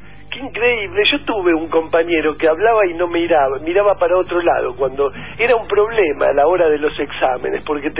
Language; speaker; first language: Spanish; native; Spanish